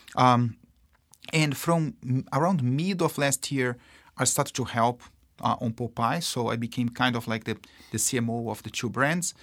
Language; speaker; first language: English; non-native, fluent; Portuguese